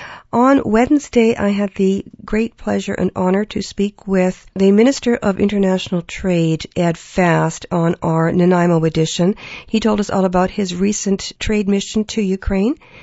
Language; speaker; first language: English; early bilingual, other home language; Ukrainian